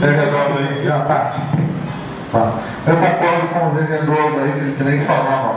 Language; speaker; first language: Portuguese; native; Portuguese